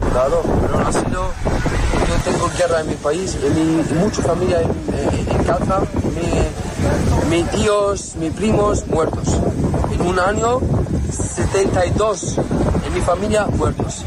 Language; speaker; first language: Spanish; non-native, learner; Arabic